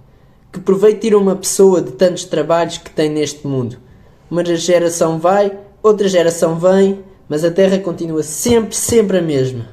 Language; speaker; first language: Portuguese; native; Portuguese